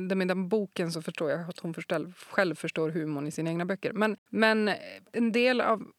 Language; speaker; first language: Swedish; native; Swedish